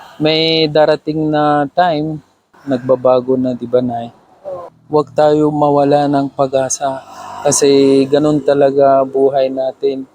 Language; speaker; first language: Filipino; non-native, learner; Urdu